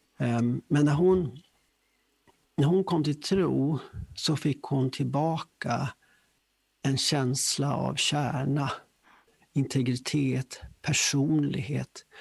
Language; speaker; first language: Swedish; native; Swedish